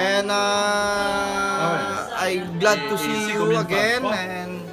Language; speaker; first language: English; non-native, local second language; Filipino